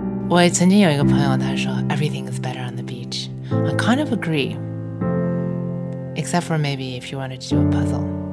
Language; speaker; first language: English; early bilingual, other home language; Chinese